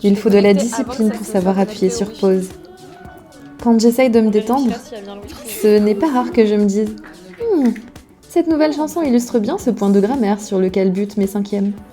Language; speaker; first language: French; native; French